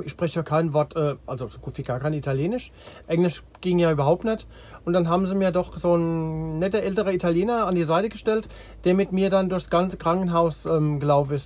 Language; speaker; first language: German; native; German